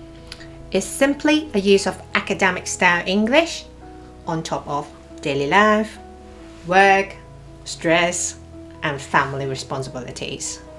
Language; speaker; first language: English; non-native, fluent; Cantonese